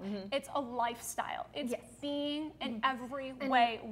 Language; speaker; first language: English; native; English